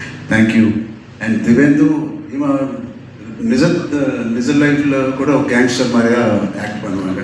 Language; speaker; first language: Tamil; non-native, learner; Telugu